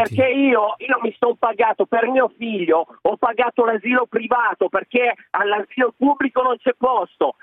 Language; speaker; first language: Italian; non-native, fluent; Arabic